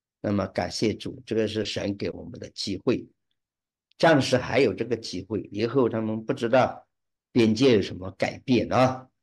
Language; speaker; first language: Chinese; early bilingual, heritage; Chinese